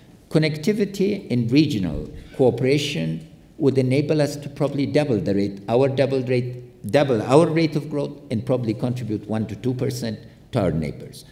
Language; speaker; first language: English; non-native, fluent; Pashto